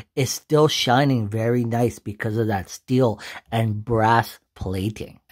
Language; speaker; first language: English; native; English